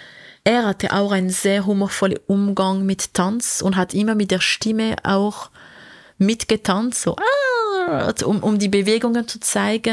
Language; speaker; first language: German; non-native, local second language; French